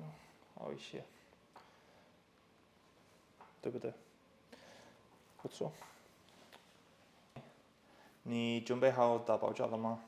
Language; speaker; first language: Chinese; non-native, learner; English